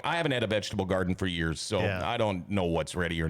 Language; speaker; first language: English; native; English